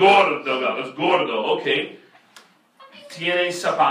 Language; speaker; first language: Spanish; non-native, fluent; English